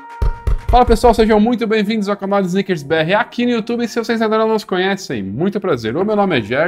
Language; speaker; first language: Portuguese; native; Portuguese